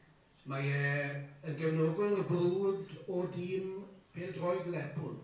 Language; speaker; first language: Welsh; native; Welsh